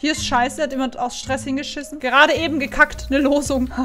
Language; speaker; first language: German; native; German